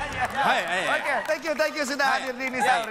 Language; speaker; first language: Indonesian; native; Indonesian